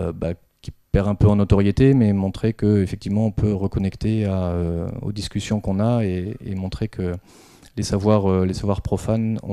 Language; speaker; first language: French; native; French